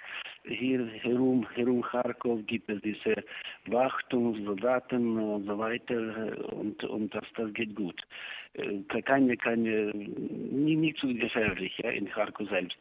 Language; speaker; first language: German; non-native, learner; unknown